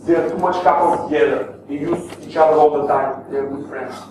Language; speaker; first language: English; non-native, fluent; Bulgarian